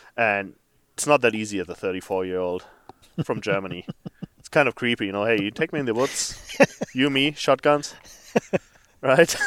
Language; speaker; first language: English; non-native, fluent; German